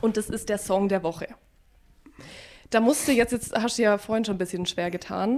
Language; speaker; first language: German; native; German